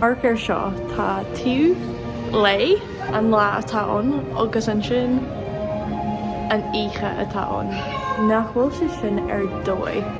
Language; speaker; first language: Irish; non-native, local second language; English